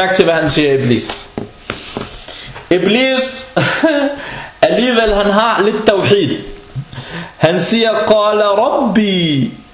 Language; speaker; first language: Danish; non-native, fluent; Arabic